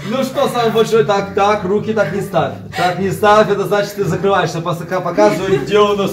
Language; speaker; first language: Russian; native; Russian